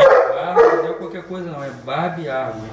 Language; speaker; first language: Portuguese; native; Portuguese